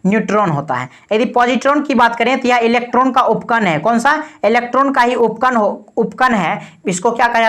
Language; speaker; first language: Hindi; native; Hindi